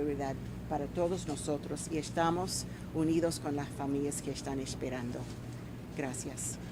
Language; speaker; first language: Spanish; non-native, fluent; English